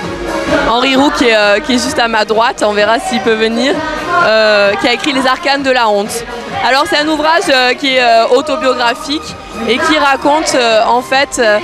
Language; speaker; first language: French; native; French